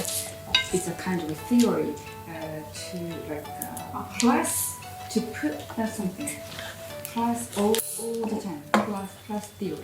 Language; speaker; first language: English; non-native, learner; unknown